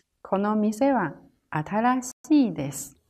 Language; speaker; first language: Japanese; non-native, fluent; Chinese